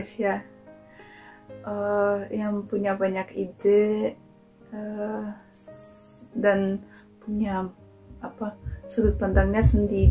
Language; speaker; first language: Indonesian; non-native, fluent; Russian